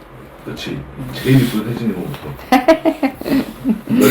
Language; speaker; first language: Korean; native; Korean